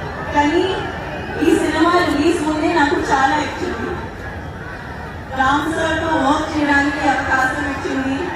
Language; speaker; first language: Telugu; non-native, learner; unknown